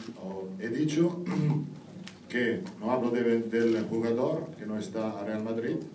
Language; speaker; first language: Spanish; non-native, fluent; Italian